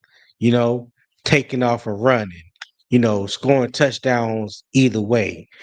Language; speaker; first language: English; native; English